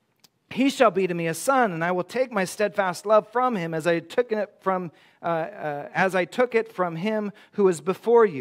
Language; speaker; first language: English; native; English